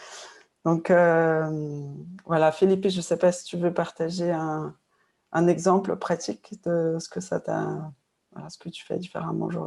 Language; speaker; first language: French; non-native, fluent; Portuguese